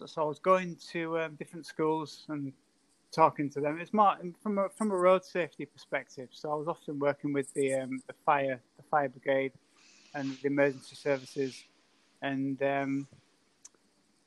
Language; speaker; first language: English; native; English